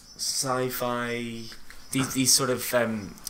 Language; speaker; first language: English; native; English